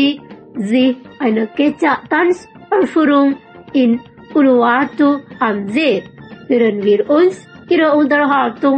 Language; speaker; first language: German; non-native, fluent; Indonesian